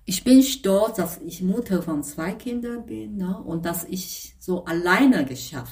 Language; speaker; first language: German; non-native, fluent; Chinese